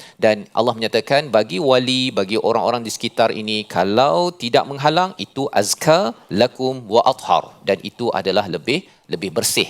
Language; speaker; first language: Malay; native; Malay